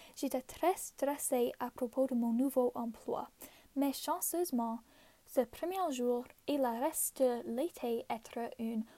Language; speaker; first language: French; non-native, local second language; English